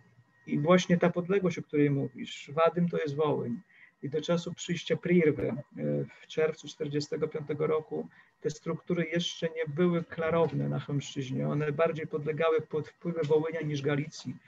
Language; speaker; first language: Polish; native; Polish